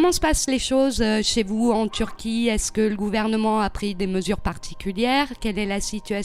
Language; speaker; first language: French; native; French